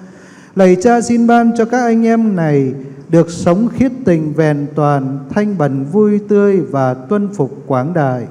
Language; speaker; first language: Vietnamese; native; Vietnamese